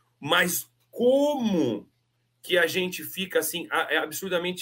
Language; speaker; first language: Portuguese; native; Portuguese